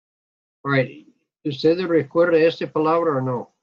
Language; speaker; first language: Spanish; non-native, learner; English